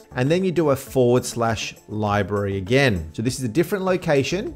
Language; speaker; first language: English; native; English